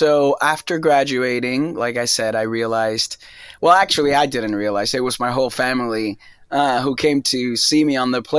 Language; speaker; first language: English; non-native, fluent; Spanish